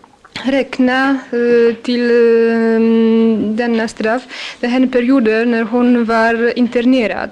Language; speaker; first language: Swedish; non-native, fluent; Polish